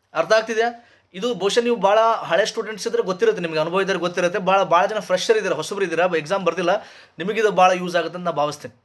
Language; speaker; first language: Kannada; native; Kannada